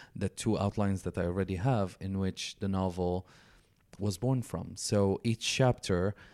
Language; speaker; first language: English; non-native, fluent; Arabic